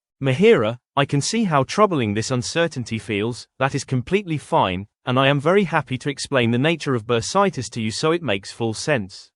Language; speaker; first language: English; non-native, fluent; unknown